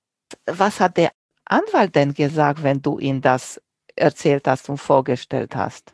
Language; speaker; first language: German; non-native, fluent; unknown